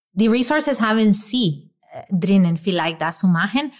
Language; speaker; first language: German; non-native, fluent; English